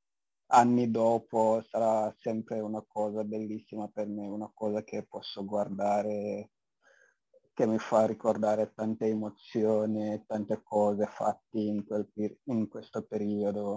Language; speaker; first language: Italian; non-native, fluent; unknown